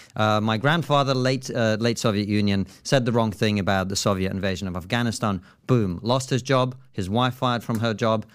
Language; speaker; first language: English; non-native, fluent; Russian